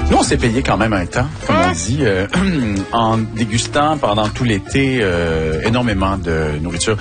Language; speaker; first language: French; native; French